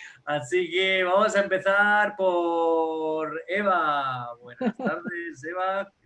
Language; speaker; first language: Spanish; native; Spanish